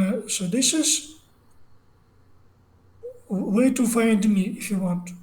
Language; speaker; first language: English; non-native, learner; Russian